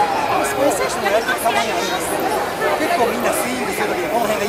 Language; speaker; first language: Japanese; native; Japanese